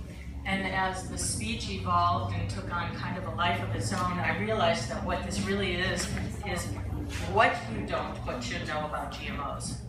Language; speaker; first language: English; native; English